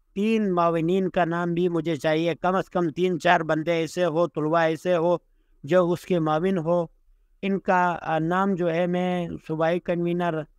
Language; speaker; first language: Urdu; non-native, local second language; Shina